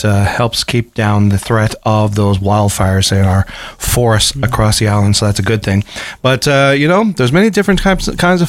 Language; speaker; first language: English; native; English